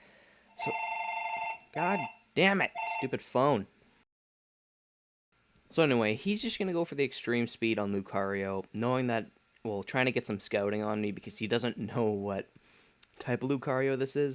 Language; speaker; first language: English; native; English